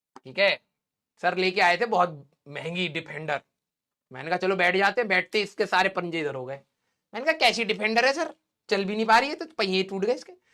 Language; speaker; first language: Hindi; native; Hindi